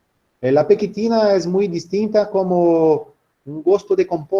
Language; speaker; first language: Spanish; non-native, learner; Portuguese